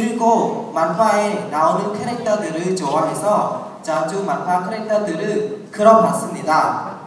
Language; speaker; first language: Korean; non-native, learner; Khmer